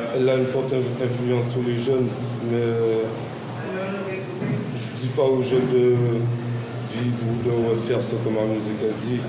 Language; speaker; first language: French; native; French